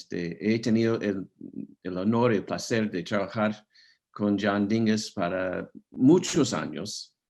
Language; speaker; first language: Spanish; non-native, fluent; English